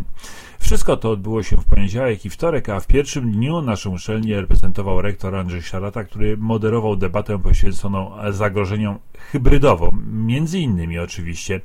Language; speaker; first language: Polish; native; Polish